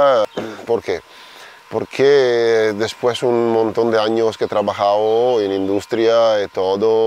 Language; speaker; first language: Spanish; non-native, learner; Italian